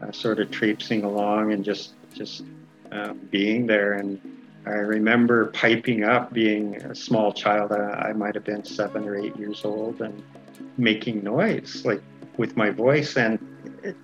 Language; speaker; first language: English; native; English